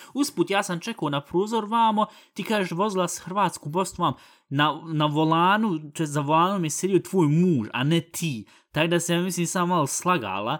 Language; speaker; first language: Bosnian; early bilingual, heritage; Bosnian